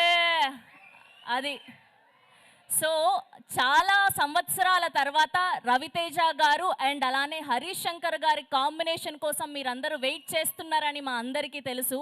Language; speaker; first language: Telugu; native; Telugu